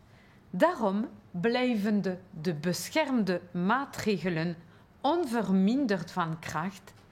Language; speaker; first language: Dutch; non-native, local second language; French